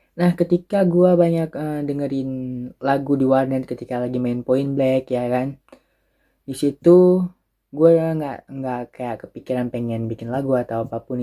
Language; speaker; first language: Indonesian; early bilingual, other home language; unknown